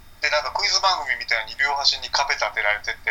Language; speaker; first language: Japanese; native; Japanese